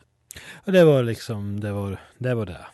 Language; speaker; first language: Swedish; non-native, fluent; Italian